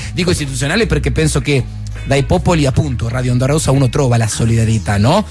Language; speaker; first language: Italian; non-native, fluent; Spanish